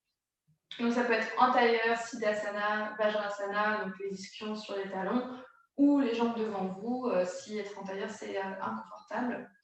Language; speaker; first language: French; native; French